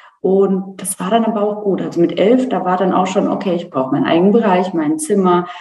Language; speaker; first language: German; early bilingual, other home language; Turkish